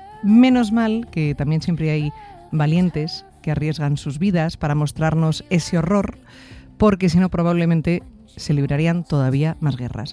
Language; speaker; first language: Spanish; native; Spanish